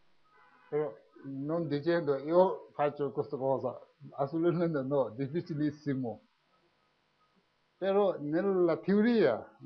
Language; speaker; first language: Italian; non-native, learner; Tibetan